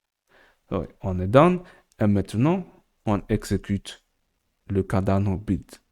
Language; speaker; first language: French; non-native, learner; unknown